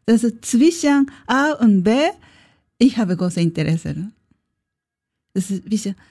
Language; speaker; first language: German; non-native, learner; Japanese